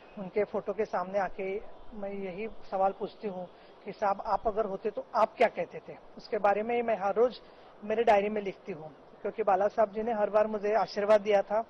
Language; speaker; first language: Hindi; non-native, local second language; Marathi